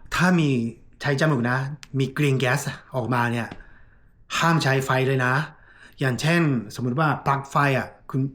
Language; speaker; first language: Thai; non-native, fluent; Japanese